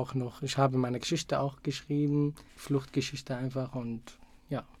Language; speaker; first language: German; non-native, fluent; Arabic